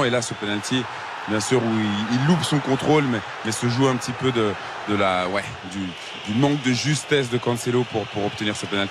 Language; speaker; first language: French; native; French